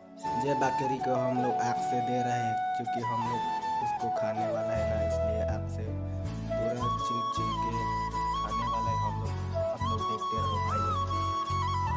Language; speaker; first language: Hindi; non-native, local second language; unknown